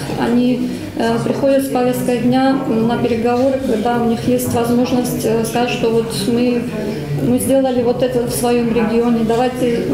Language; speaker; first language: Russian; native; Russian